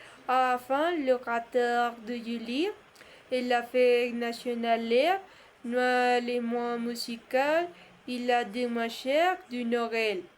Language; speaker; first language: French; non-native, learner; Spanish